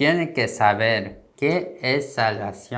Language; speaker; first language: Spanish; non-native, learner; Korean